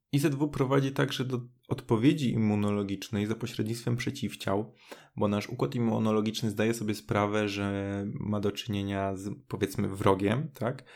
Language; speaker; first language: Polish; native; Polish